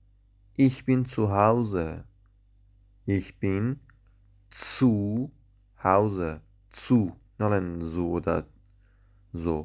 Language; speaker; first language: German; non-native, fluent; Central Kurdish